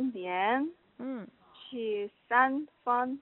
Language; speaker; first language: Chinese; non-native, learner; Korean